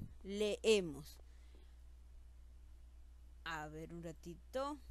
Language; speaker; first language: Spanish; native; Spanish